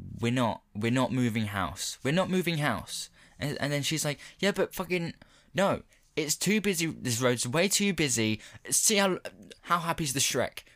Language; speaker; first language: English; native; English